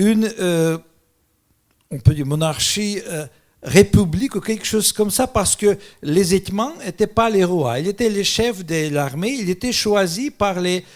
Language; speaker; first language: French; non-native, fluent; Russian